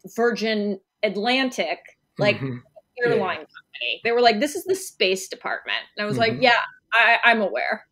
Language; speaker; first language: English; native; English